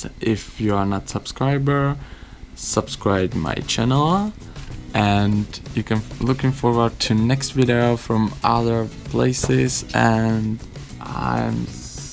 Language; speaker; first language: English; non-native, learner; Czech